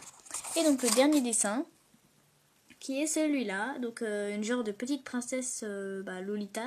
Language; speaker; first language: French; native; French